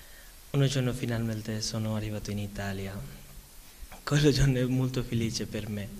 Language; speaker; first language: Italian; non-native, learner; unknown